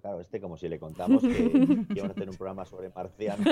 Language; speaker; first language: Spanish; native; Spanish